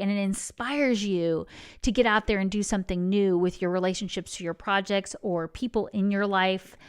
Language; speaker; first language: English; native; English